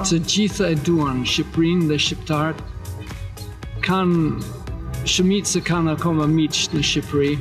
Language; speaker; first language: Albanian; non-native, learner; English